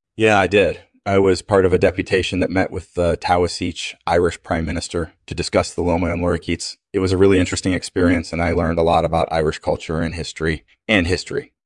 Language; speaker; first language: English; native; English